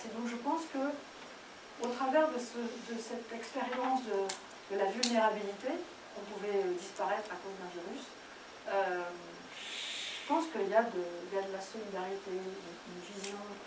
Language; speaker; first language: French; native; French